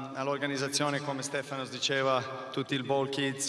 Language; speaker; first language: Italian; non-native, learner; Serbian